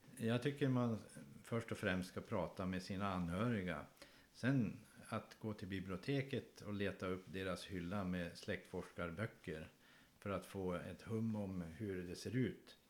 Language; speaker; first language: Swedish; native; Swedish